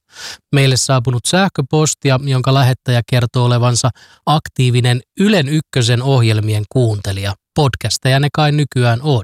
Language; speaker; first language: Finnish; native; Finnish